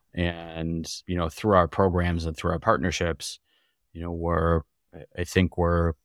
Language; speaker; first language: English; native; English